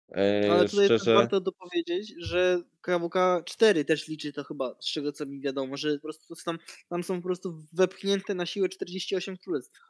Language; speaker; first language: Polish; native; Polish